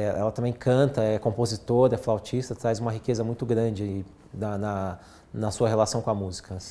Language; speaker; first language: Portuguese; native; Portuguese